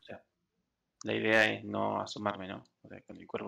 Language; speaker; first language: Spanish; native; Spanish